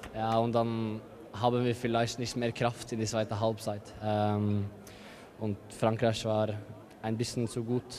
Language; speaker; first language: German; non-native, learner; Norwegian